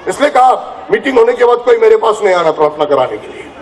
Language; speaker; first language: Hindi; non-native, local second language; Marathi